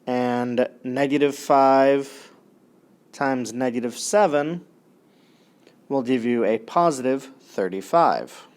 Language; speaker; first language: English; native; English